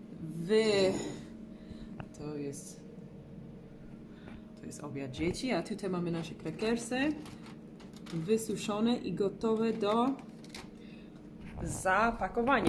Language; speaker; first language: Polish; non-native, learner; English